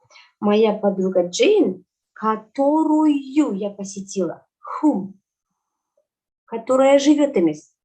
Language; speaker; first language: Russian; non-native, local second language; Kazakh